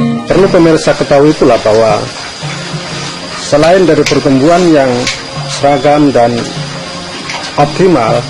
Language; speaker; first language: Indonesian; native; Indonesian